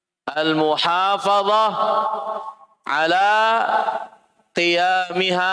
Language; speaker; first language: Arabic; non-native, fluent; Indonesian